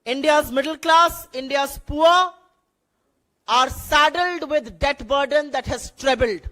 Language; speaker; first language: English; non-native, local second language; Hindi